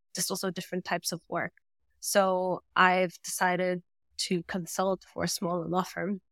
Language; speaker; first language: English; non-native, fluent; German